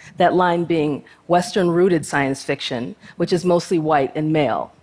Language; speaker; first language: English; native; English